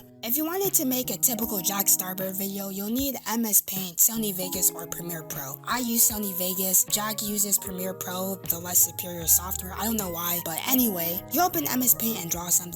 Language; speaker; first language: English; native; English